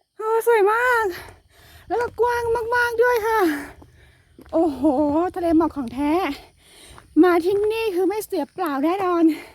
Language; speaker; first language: Thai; native; Thai